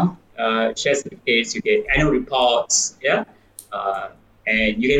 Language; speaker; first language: English; non-native, local second language; Tamil